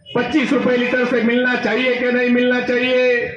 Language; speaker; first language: Hindi; non-native, local second language; Marathi